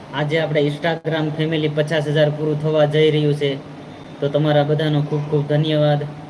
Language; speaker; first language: Gujarati; native; Gujarati